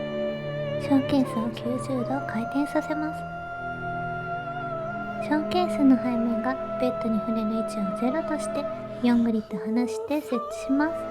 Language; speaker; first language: Japanese; native; Japanese